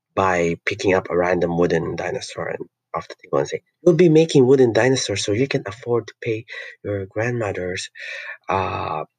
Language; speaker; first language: English; non-native, local second language; Filipino